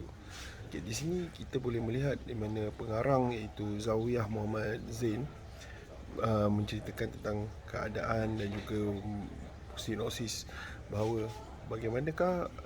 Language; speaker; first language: Malay; native; Malay